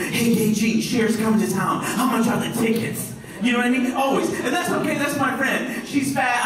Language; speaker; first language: English; native; English